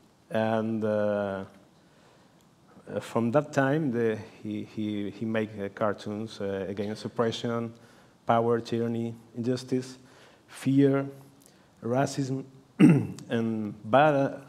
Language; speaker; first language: English; non-native, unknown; Spanish